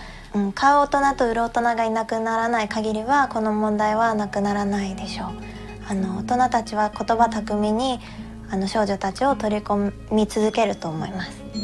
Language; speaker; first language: Japanese; native; Japanese